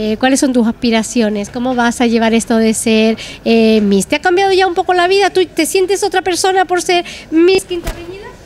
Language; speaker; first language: Spanish; native; Spanish